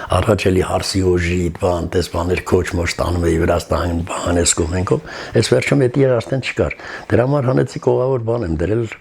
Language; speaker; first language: Armenian; non-native, local second language; Kurdish